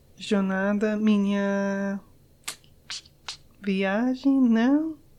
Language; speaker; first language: Portuguese; non-native, learner; English